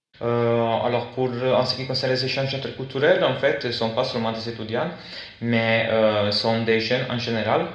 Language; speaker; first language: French; non-native, fluent; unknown